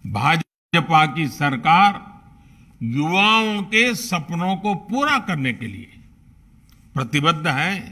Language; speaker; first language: Hindi; non-native, local second language; Gujarati